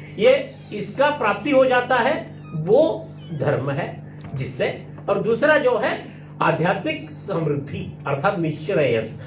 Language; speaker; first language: Hindi; non-native, local second language; Malayalam